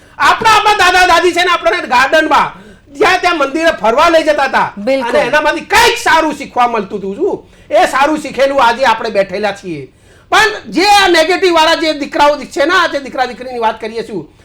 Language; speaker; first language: Gujarati; native; Gujarati